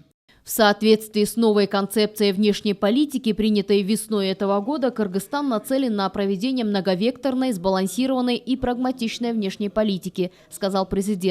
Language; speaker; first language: Russian; native; Russian